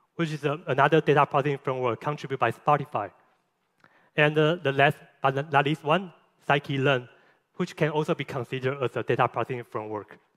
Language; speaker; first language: English; non-native, fluent; Chinese